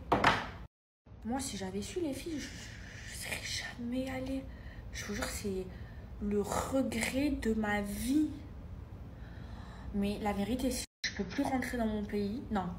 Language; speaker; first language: French; native; French